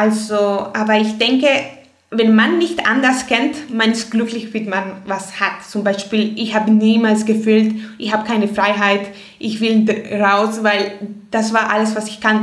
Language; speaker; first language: German; non-native, fluent; Spanish